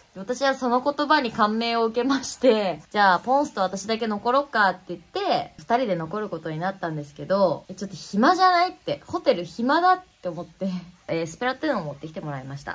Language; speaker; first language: Japanese; native; Japanese